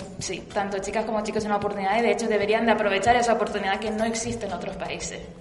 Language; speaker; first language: Spanish; early bilingual, other home language; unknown